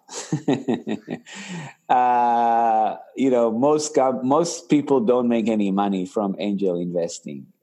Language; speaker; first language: English; non-native, fluent; Hebrew